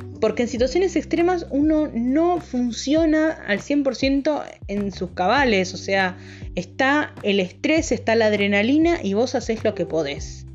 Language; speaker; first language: Spanish; native; Spanish